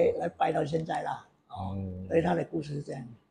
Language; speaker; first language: Chinese; native; Chinese